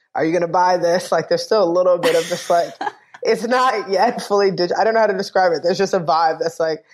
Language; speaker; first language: English; native; English